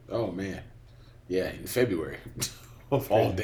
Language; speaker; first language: English; native; English